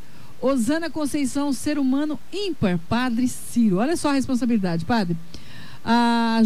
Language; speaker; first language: Portuguese; native; Portuguese